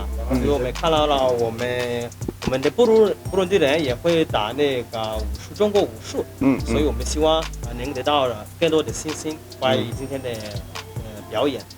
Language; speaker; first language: Chinese; non-native, fluent; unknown